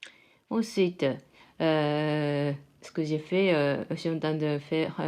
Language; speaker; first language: French; non-native, fluent; Japanese